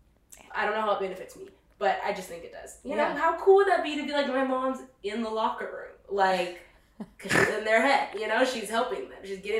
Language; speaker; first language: English; native; English